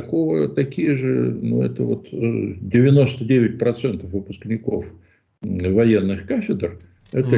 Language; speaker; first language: Russian; native; Russian